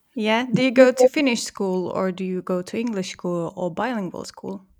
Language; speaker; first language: English; non-native, fluent; Czech